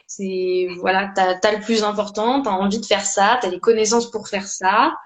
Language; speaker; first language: French; early bilingual, other home language; Portuguese